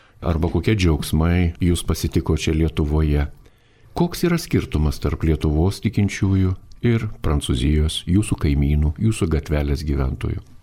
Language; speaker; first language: Lithuanian; native; Lithuanian